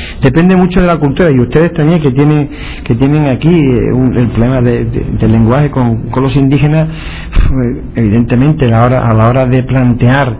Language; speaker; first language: Spanish; native; Spanish